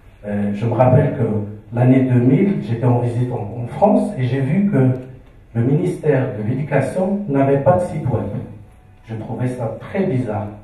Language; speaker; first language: French; non-native, local second language; Arabic